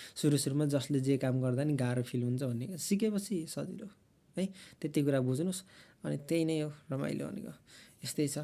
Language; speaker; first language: Nepali; native; Nepali